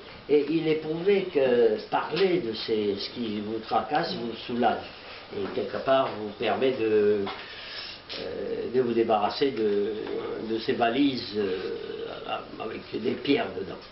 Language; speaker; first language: French; native; French